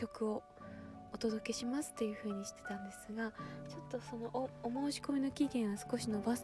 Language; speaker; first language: Japanese; native; Japanese